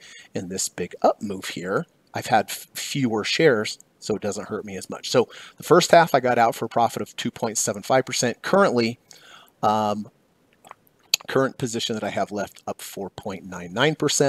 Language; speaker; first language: English; native; English